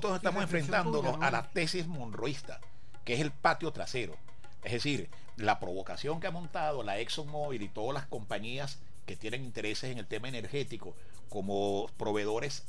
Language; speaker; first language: Spanish; native; Spanish